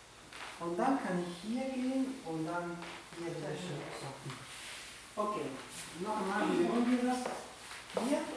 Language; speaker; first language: German; non-native, fluent; Italian